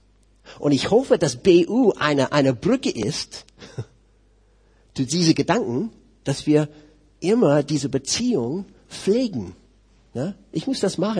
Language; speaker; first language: German; non-native, fluent; English